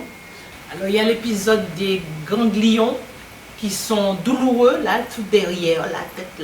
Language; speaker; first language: French; native; French